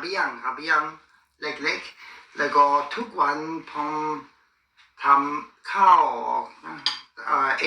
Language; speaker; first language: Thai; non-native, learner; German